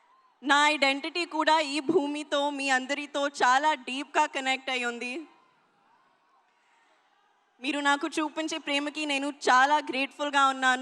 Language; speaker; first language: Telugu; non-native, learner; Hindi